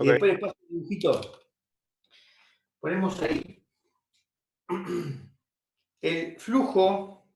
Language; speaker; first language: Spanish; native; Spanish